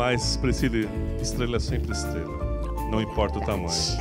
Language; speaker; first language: Portuguese; native; Portuguese